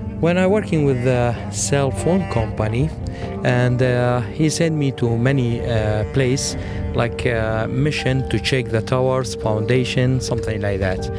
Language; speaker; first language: English; non-native, learner; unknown